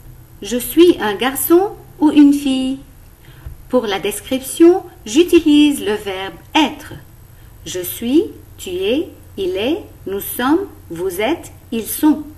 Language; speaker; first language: French; non-native, local second language; Arabic